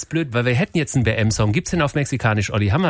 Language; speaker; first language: German; native; German